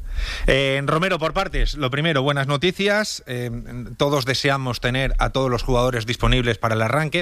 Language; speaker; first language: Spanish; native; Spanish